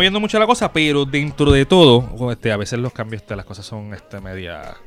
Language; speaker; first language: Spanish; native; Spanish